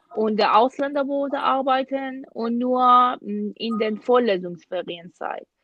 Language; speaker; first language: German; non-native, fluent; Persian